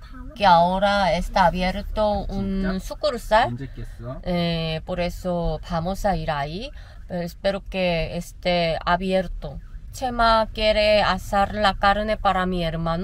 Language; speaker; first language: Spanish; non-native, fluent; Korean